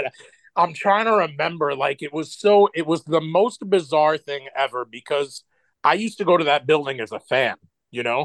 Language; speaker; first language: English; native; English